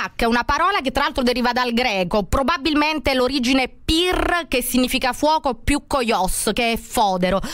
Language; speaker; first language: Italian; native; Italian